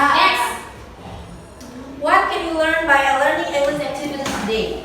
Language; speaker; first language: English; non-native, learner; Indonesian